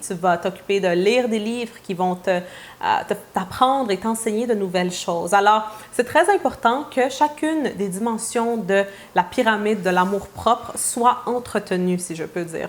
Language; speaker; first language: French; native; French